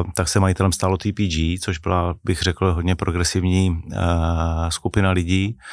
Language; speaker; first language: Czech; native; Czech